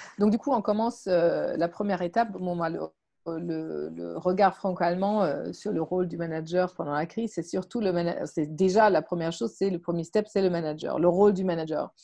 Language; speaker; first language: French; non-native, fluent; German